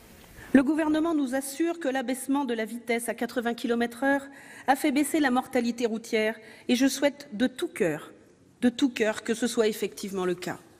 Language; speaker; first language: French; native; French